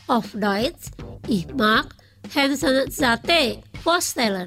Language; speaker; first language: German; non-native, fluent; Indonesian